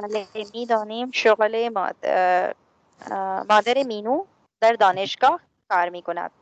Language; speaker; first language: Persian; non-native, learner; Urdu